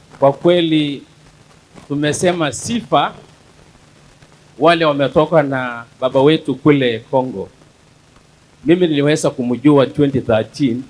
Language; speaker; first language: Swahili; non-native, local second language; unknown